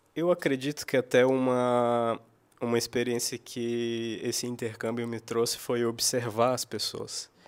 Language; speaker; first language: Portuguese; native; Portuguese